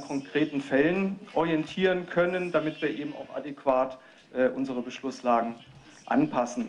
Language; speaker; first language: German; native; German